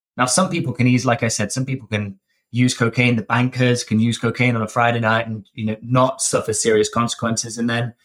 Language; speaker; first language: English; native; English